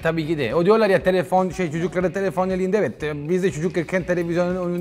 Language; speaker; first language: Turkish; non-native, learner; Italian